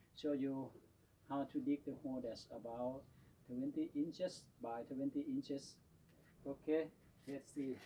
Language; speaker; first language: English; non-native, learner; Thai